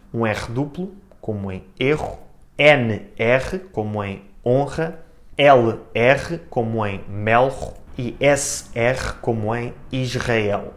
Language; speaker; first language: Portuguese; native; Portuguese